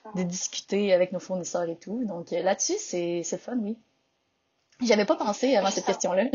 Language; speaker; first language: French; native; French